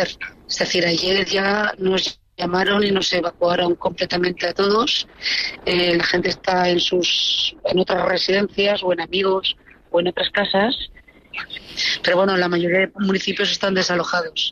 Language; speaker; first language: Spanish; native; Spanish